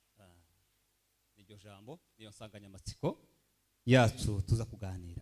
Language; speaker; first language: Kinyarwanda; early bilingual, heritage; Kinyarwanda